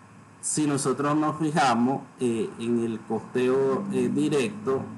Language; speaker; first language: Spanish; native; Spanish